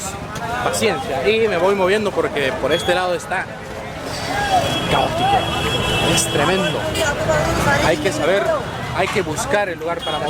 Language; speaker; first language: Spanish; native; Spanish